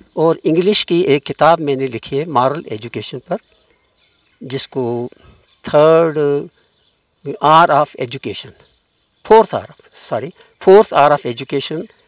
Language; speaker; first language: Hindi; non-native, local second language; Kashmiri